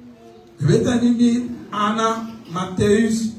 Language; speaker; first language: Dutch; non-native, learner; French